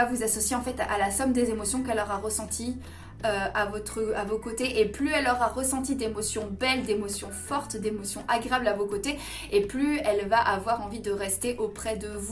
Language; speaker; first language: French; native; French